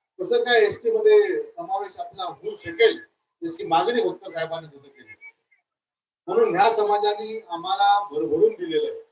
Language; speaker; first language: Marathi; non-native, local second language; Lambadi